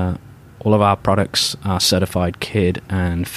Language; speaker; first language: English; native; English